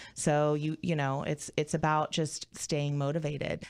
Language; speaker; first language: English; native; English